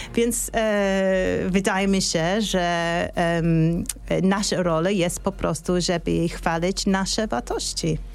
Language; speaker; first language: Polish; non-native, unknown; English